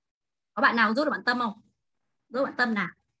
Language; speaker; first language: Vietnamese; native; Vietnamese